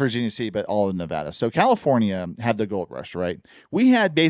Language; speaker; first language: English; native; English